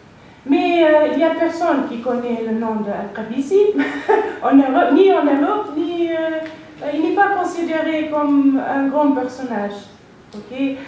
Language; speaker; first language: French; non-native, fluent; English